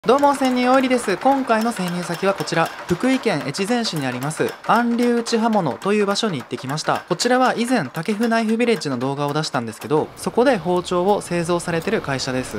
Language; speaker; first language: Japanese; native; Japanese